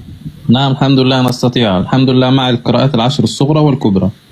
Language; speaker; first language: Arabic; native; Arabic